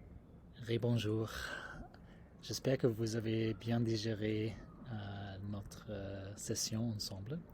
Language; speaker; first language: French; non-native, fluent; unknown